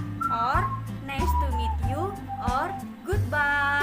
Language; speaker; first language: English; non-native, learner; Indonesian